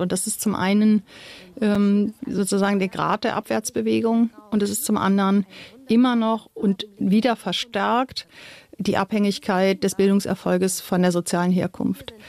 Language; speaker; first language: German; native; German